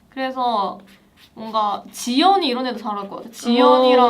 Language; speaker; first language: Korean; native; Korean